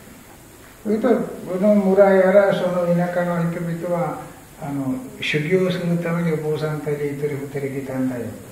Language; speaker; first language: Japanese; non-native, fluent; Sinhala